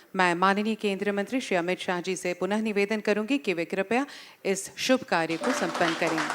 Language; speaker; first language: Hindi; non-native, local second language; Assamese